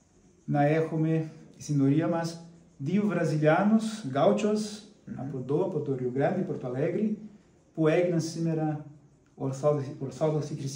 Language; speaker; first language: Greek; non-native, fluent; Portuguese